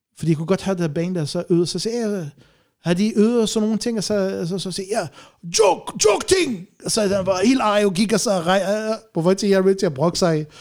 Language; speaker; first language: Danish; non-native, fluent; Arabic